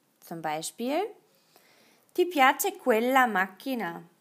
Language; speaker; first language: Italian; non-native, fluent; German